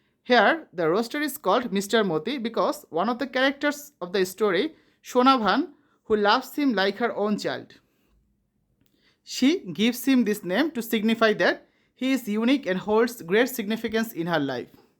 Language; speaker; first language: English; non-native, local second language; Bangla